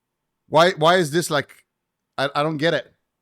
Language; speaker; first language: English; native; English